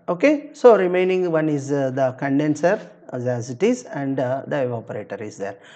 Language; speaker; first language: English; non-native, local second language; Telugu